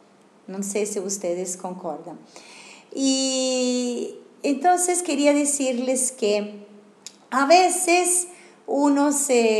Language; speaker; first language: Spanish; non-native, fluent; Portuguese